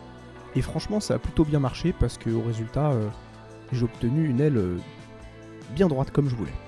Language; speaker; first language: French; native; French